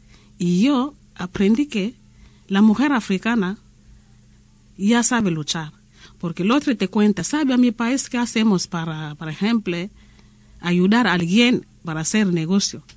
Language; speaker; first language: Spanish; non-native, learner; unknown